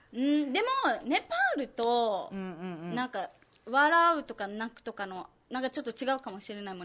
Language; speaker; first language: Japanese; native; Japanese